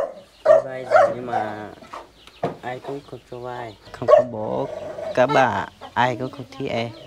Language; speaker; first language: Vietnamese; non-native, local second language; Hmong